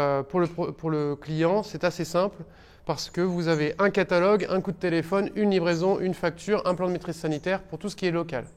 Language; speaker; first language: French; native; French